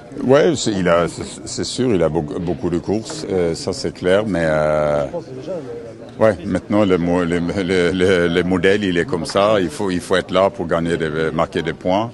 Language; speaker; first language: French; non-native, fluent; Norwegian